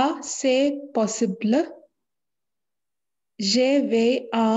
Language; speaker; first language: French; non-native, learner; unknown